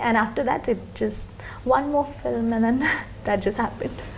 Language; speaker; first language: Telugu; non-native, local second language; Kannada